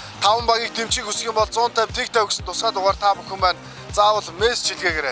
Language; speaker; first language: Mongolian; native; Mongolian